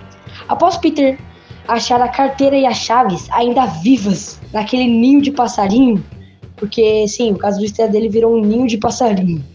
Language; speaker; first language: Portuguese; native; Portuguese